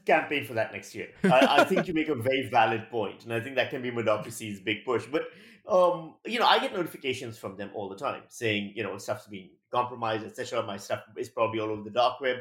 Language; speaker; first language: English; non-native, local second language; Urdu